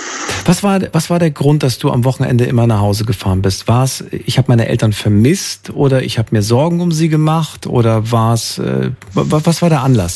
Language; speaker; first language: German; native; German